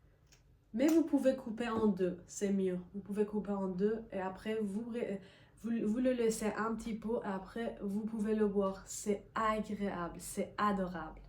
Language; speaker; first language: French; non-native, fluent; Persian